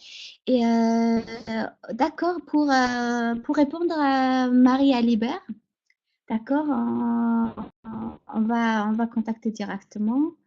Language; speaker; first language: French; non-native, fluent; Mongolian